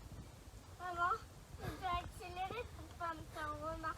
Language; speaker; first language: French; native; French